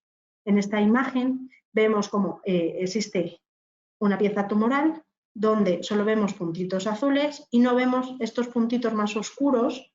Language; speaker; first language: Spanish; native; Spanish